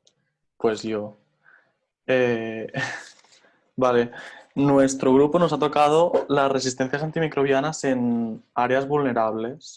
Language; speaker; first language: Spanish; native; Spanish